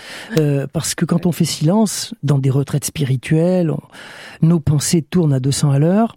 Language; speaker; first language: French; native; French